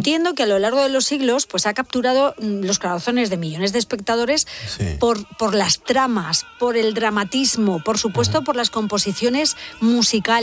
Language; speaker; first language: Spanish; native; Spanish